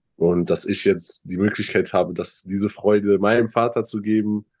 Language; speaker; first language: German; native; German